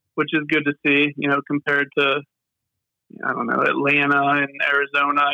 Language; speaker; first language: English; native; English